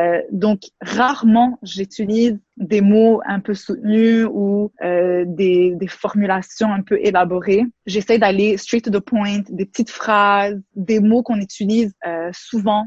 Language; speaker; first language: French; native; French